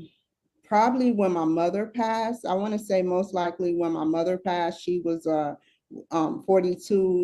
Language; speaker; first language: English; native; English